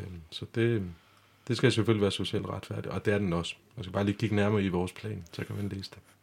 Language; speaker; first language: Danish; non-native, fluent; Turkish